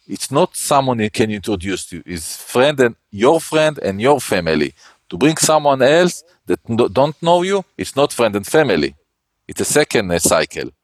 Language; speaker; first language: English; non-native, learner; Hebrew